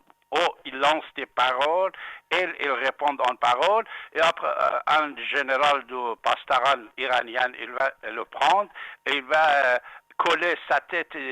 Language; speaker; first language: French; non-native, fluent; Persian